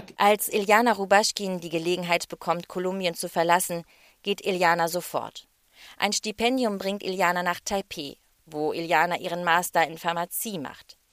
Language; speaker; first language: German; native; German